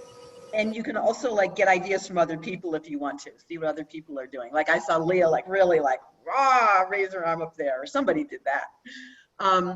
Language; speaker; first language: English; native; English